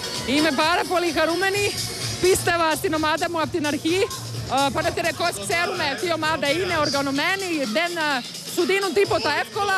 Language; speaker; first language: Greek; non-native, fluent; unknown